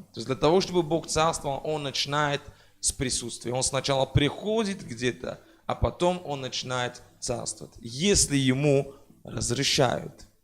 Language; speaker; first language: Russian; non-native, fluent; French